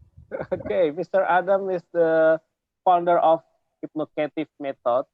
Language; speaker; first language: English; non-native, learner; Indonesian